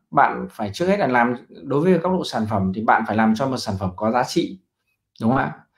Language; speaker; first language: Vietnamese; native; Vietnamese